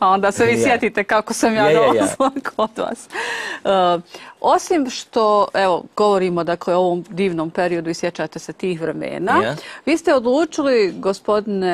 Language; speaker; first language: Serbian; native; Serbian